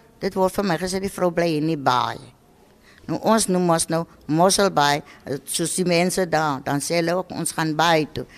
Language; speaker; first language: Afrikaans; native; Afrikaans